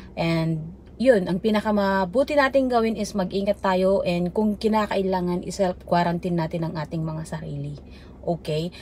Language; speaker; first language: Filipino; native; Filipino